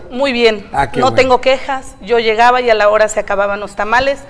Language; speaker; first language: Spanish; native; Spanish